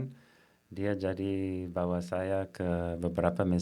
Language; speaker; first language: Indonesian; non-native, fluent; English